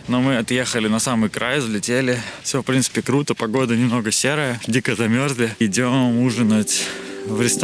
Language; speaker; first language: Russian; native; Russian